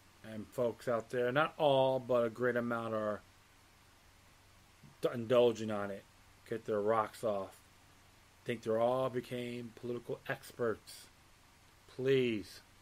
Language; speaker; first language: English; native; English